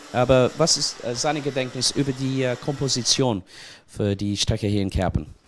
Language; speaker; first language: German; non-native, learner; English